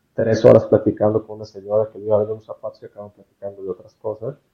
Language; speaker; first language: Spanish; native; Spanish